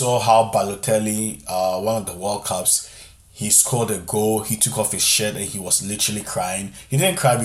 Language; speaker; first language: English; non-native, local second language; Akan